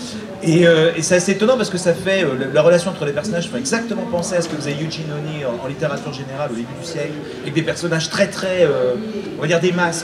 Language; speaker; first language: French; native; French